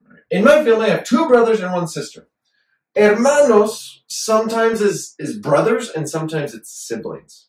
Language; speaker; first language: English; native; English